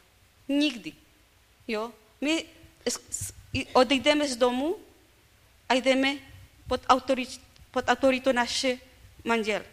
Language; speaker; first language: Czech; non-native, learner; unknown